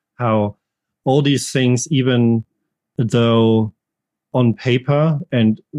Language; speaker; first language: English; non-native, fluent; German